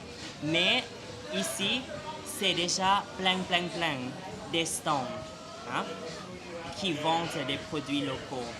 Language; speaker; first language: French; non-native, fluent; Thai